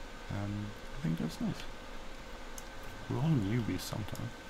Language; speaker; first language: English; non-native, fluent; Swedish